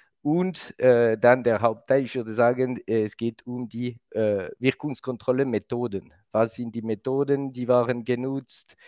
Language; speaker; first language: German; non-native, local second language; French